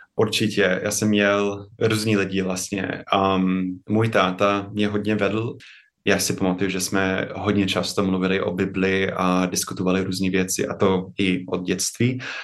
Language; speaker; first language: Czech; non-native, fluent; English